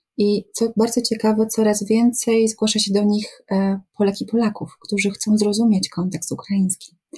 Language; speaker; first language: Polish; native; Polish